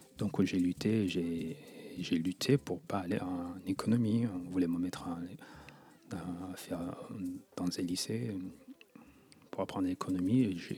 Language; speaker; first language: French; non-native, local second language; Kinyarwanda